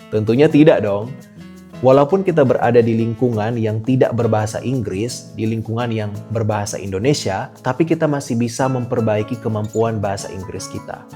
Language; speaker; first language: Indonesian; native; Indonesian